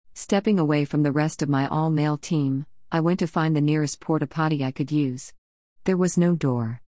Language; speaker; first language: English; native; English